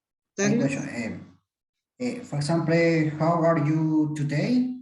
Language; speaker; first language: English; non-native, learner; Spanish